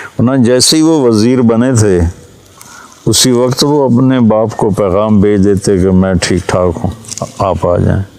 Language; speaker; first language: Urdu; non-native, local second language; Punjabi